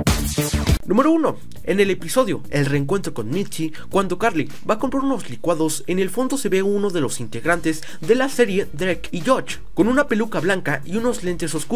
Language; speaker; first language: Spanish; native; Spanish